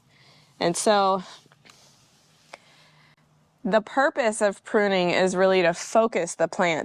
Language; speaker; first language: English; native; English